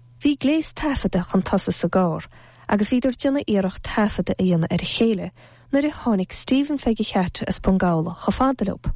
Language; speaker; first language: Irish; native; Irish